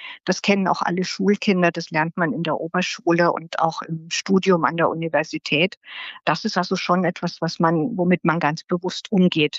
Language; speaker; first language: German; native; German